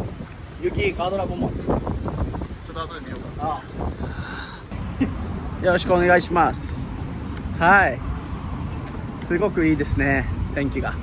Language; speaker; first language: Japanese; non-native, fluent; Nepali